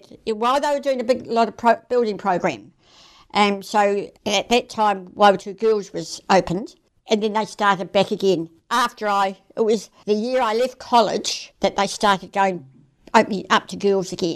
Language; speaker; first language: English; non-native, fluent; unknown